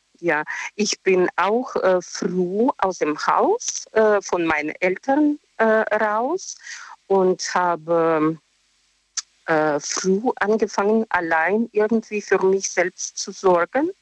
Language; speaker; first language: German; non-native, learner; Russian